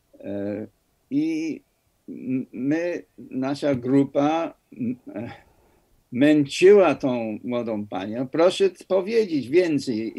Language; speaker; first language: Polish; non-native, fluent; English